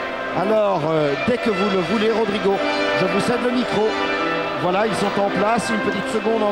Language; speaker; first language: French; native; French